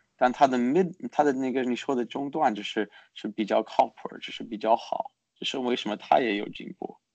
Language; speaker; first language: Chinese; early bilingual, heritage; Chinese